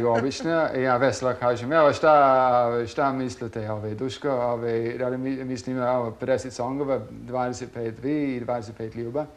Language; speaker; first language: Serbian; non-native, fluent; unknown